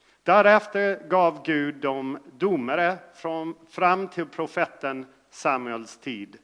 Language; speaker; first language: Swedish; non-native, fluent; English